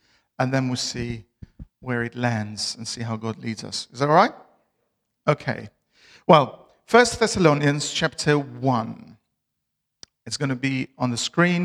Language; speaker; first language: English; non-native, fluent; Albanian